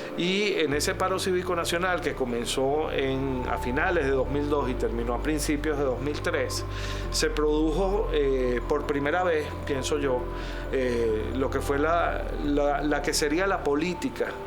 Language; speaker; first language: Spanish; native; Spanish